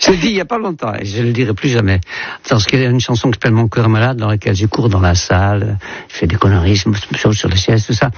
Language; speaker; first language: French; non-native, fluent; Dutch